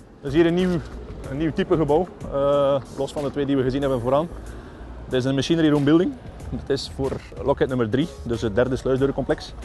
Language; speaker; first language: Dutch; native; Dutch